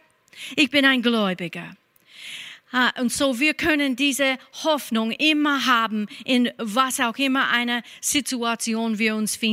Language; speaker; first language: German; non-native, fluent; English